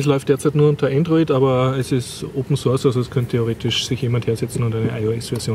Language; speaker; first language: German; native; German